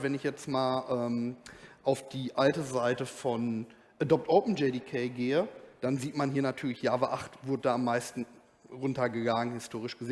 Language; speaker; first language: German; native; German